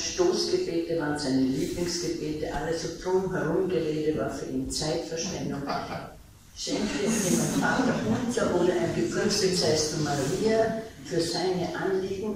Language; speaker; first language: German; native; German